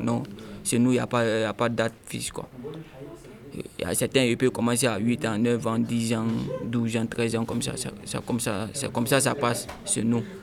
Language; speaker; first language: French; non-native, learner; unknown